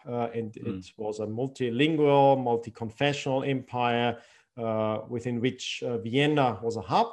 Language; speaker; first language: English; non-native, fluent; German